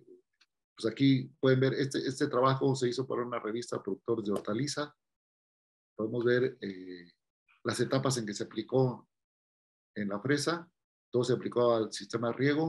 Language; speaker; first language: Spanish; native; Spanish